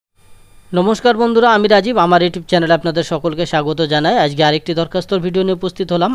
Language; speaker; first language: Bangla; native; Bangla